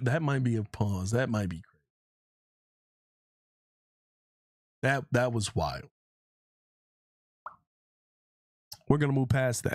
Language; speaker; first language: English; native; English